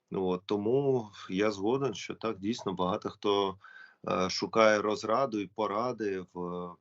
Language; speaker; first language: Ukrainian; non-native, local second language; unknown